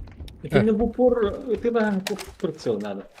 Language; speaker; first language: Russian; non-native, local second language; Yakut